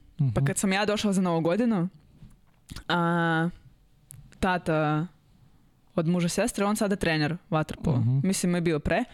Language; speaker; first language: Serbian; non-native, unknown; Russian